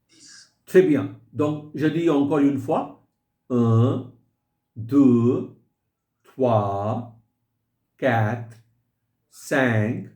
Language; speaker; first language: French; non-native, fluent; Hindi